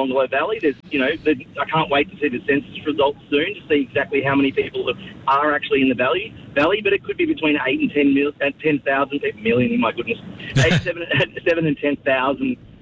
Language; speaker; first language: English; native; English